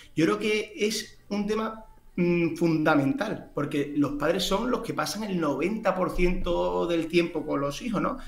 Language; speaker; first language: Spanish; native; Spanish